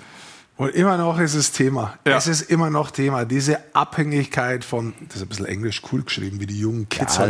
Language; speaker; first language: German; native; German